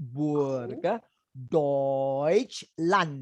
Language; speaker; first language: German; non-native, learner; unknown